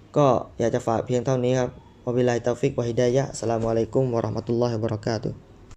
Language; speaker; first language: Thai; non-native, local second language; Malay